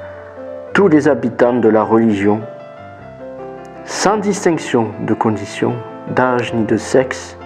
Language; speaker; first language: French; native; French